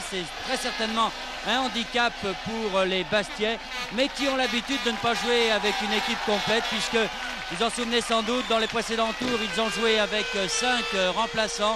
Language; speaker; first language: French; native; French